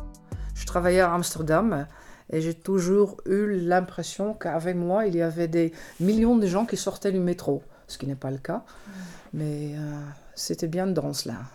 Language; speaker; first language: French; non-native, fluent; Dutch